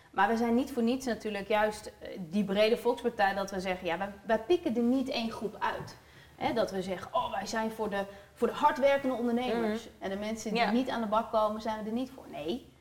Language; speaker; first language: Dutch; native; Dutch